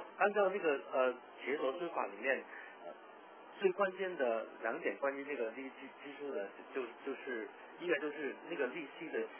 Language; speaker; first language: Chinese; non-native, local second language; Cantonese